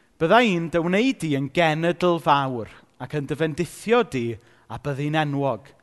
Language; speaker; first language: Welsh; native; Welsh